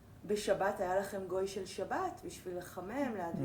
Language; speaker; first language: Hebrew; native; Hebrew